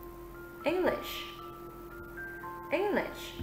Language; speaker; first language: English; non-native, fluent; Vietnamese